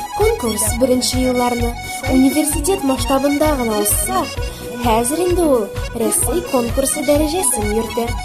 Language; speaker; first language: Tatar; native; Tatar